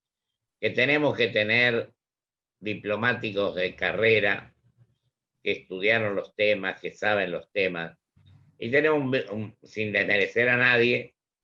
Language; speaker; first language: Spanish; native; Spanish